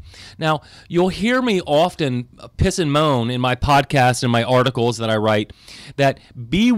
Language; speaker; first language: English; native; English